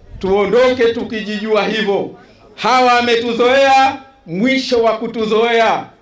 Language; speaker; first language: Swahili; native; Swahili